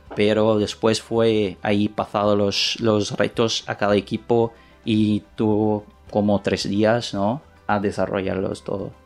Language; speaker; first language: Spanish; non-native, learner; Portuguese